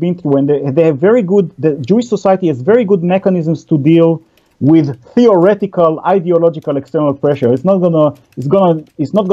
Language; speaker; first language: English; non-native, fluent; Hebrew